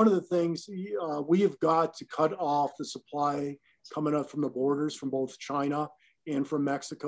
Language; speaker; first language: English; native; English